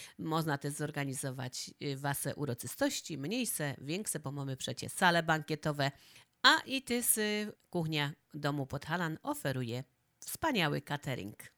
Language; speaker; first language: Polish; native; Polish